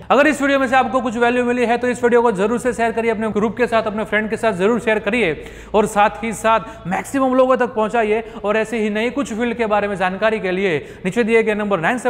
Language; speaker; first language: Hindi; non-native, local second language; Gujarati